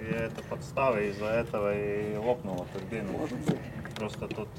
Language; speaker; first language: Russian; non-native, local second language; Latvian